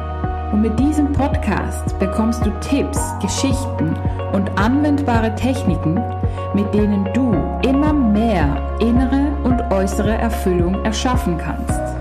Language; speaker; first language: German; native; German